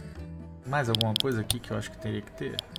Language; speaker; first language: Portuguese; native; Portuguese